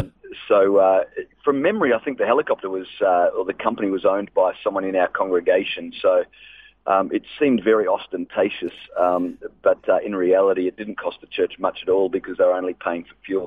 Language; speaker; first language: English; native; English